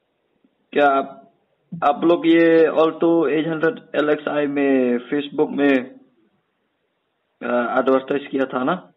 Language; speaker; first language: Hindi; non-native, local second language; Khasi